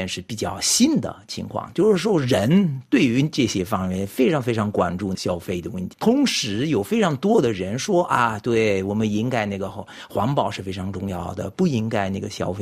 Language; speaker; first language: Chinese; non-native, fluent; French